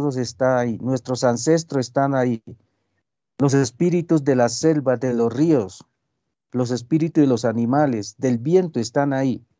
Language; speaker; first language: Spanish; non-native, local second language; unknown